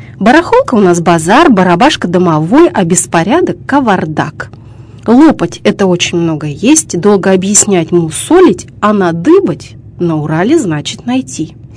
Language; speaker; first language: Russian; native; Russian